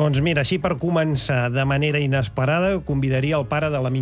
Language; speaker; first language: Catalan; native; Catalan